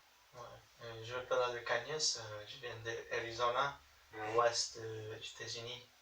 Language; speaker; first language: French; non-native, learner; English